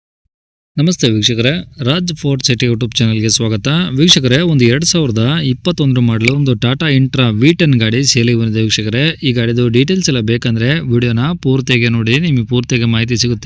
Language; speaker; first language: Kannada; native; Kannada